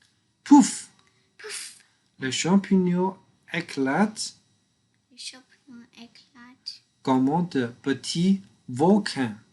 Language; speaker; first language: French; non-native, learner; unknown